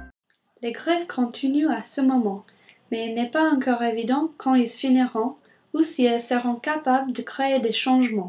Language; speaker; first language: French; non-native, learner; English